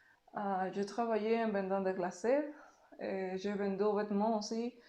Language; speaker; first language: French; non-native, learner; Spanish